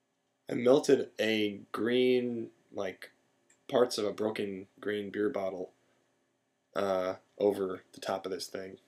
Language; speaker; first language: English; native; English